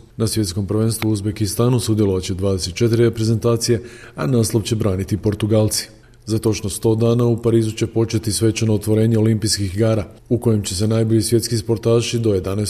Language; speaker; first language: Croatian; native; Croatian